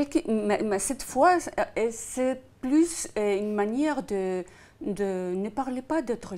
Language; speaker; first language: French; non-native, fluent; Spanish